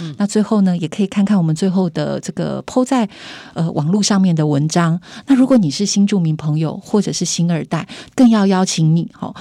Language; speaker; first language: Chinese; native; Chinese